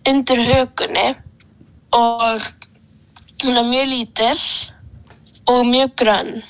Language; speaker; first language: Icelandic; early bilingual, other home language; Polish